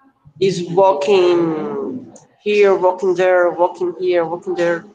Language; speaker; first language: English; non-native, learner; Spanish